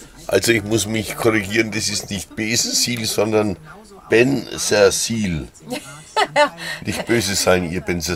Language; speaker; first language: German; native; German